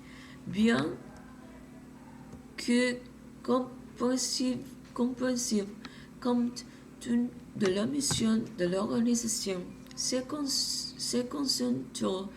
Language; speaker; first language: French; non-native, learner; Spanish